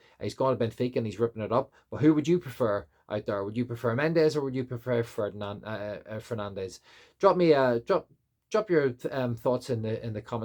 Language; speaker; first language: English; native; English